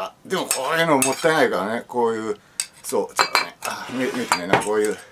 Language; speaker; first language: Japanese; native; Japanese